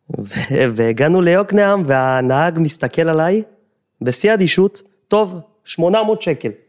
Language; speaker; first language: Hebrew; native; Hebrew